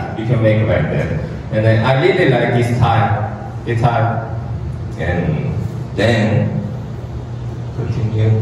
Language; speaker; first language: English; non-native, learner; Korean